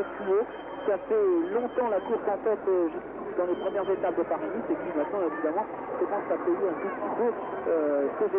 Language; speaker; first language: French; native; French